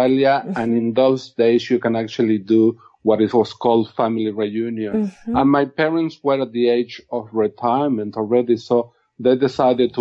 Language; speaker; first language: English; non-native, fluent; Spanish